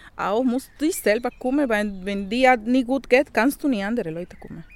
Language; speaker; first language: German; non-native, learner; Spanish